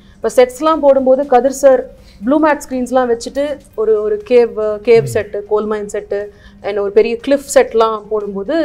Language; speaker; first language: Tamil; native; Tamil